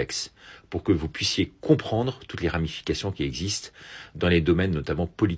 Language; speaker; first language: French; native; French